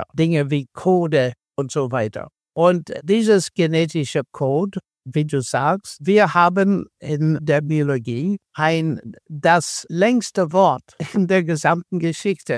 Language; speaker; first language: German; non-native, fluent; English